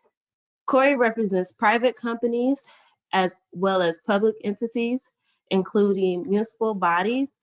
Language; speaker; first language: English; native; English